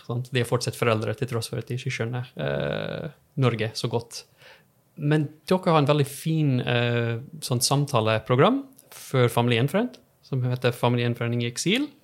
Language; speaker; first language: Norwegian; non-native, fluent; English